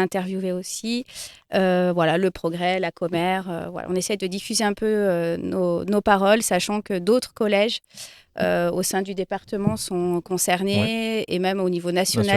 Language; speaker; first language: French; native; French